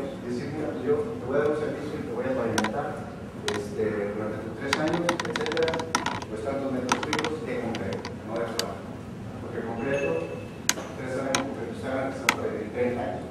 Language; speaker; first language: Spanish; native; Spanish